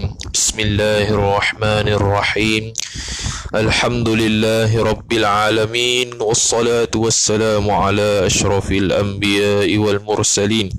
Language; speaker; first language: Arabic; non-native, fluent; Malay